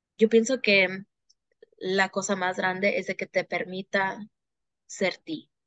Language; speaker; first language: Spanish; early bilingual, heritage; Spanish